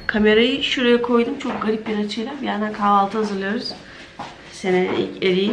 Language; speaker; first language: Turkish; native; Turkish